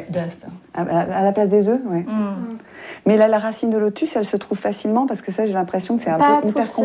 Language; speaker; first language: French; native; French